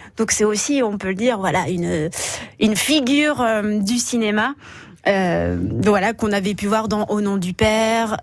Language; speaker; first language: French; native; French